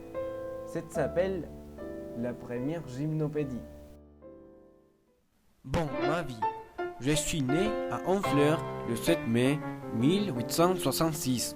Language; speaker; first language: French; non-native, learner; Spanish